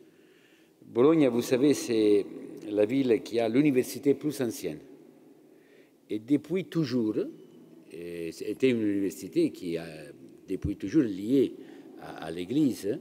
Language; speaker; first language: French; non-native, fluent; Italian